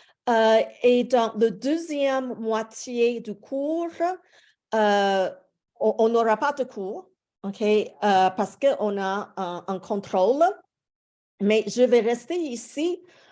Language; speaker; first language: French; non-native, fluent; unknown